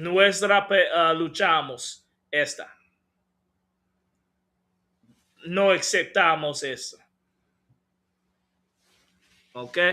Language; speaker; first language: Spanish; non-native, learner; English